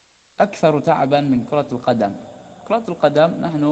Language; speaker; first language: Arabic; non-native, fluent; Indonesian